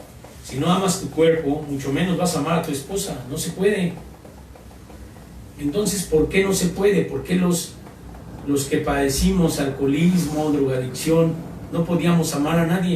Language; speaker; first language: Spanish; native; Spanish